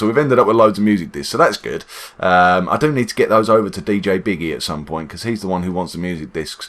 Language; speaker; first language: English; native; English